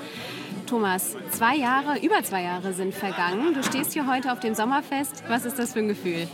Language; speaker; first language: German; native; German